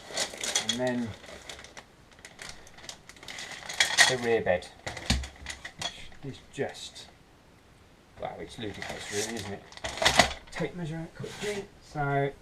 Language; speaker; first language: English; native; English